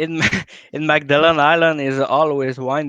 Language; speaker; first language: English; non-native, local second language; French